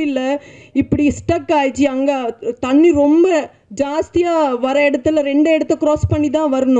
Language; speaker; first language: Tamil; non-native, fluent; Punjabi